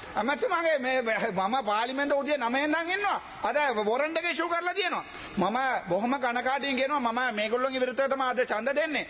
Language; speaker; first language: Sinhala; non-native, local second language; Tamil